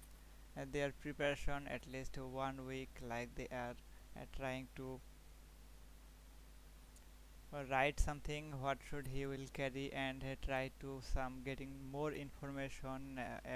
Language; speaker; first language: English; non-native, learner; Bangla